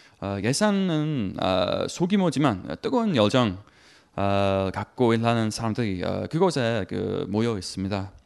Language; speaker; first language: Korean; non-native, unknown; English